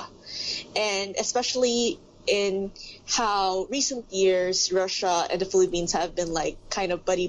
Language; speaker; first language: English; non-native, local second language; Filipino